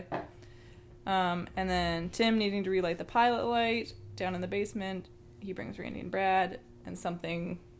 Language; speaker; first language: English; native; English